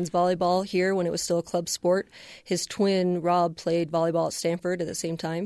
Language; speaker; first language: English; native; English